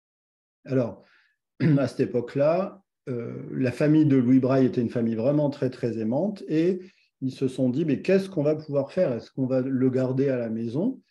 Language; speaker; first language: French; native; French